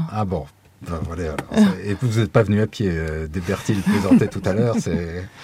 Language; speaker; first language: French; native; French